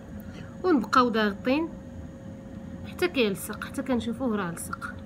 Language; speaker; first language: Arabic; native; Arabic